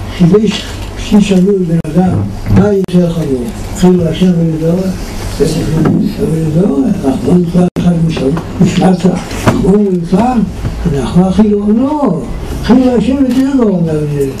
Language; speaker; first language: Hebrew; non-native, fluent; Yiddish